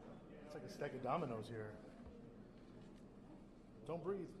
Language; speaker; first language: English; native; English